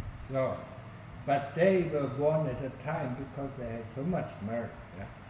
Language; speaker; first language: English; non-native, fluent; German